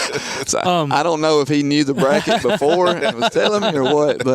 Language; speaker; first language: English; native; English